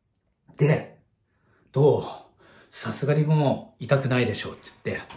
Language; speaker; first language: Japanese; native; Japanese